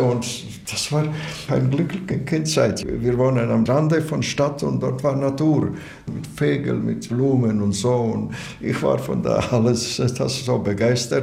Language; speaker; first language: German; non-native, fluent; Latvian